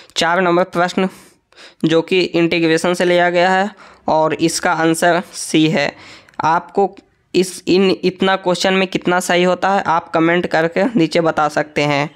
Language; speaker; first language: Hindi; native; Hindi